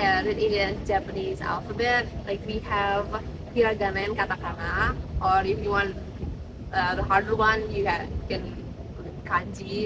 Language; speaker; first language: English; non-native, learner; Indonesian